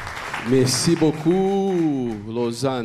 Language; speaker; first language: French; non-native, fluent; Portuguese